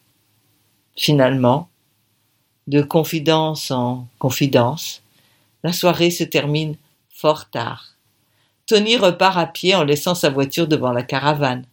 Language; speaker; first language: French; native; French